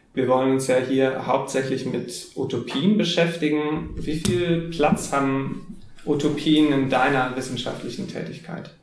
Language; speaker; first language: German; native; German